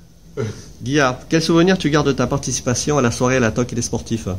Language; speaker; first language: French; native; French